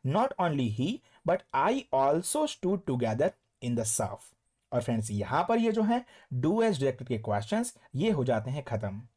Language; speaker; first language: Hindi; non-native, local second language; Gujarati